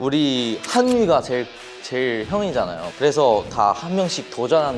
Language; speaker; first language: Korean; non-native, fluent; Chinese